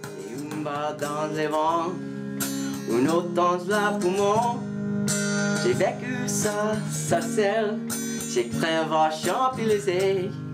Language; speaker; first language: French; non-native, learner; English